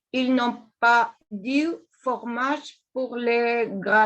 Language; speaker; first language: French; non-native, learner; Spanish